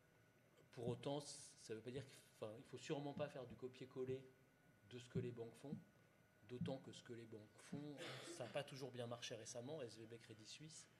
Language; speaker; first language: French; native; French